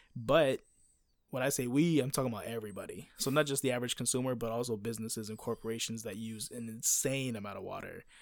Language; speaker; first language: English; native; English